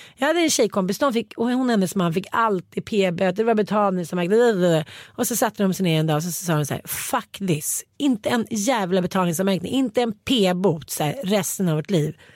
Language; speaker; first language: Swedish; native; Swedish